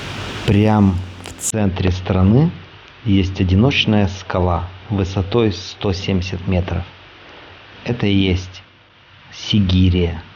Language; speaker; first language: Russian; native; Russian